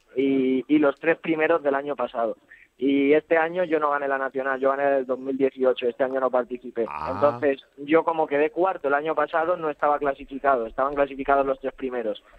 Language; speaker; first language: Spanish; native; Spanish